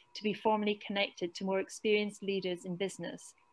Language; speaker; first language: English; native; English